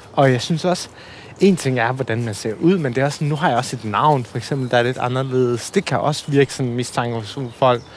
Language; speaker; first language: Danish; early bilingual, other home language; Assyrian Neo-Aramaic